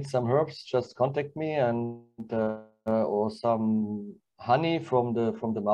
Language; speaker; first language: English; non-native, learner; German